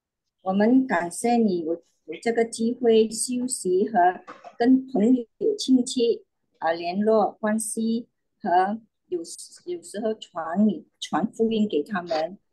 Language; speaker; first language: Chinese; non-native, learner; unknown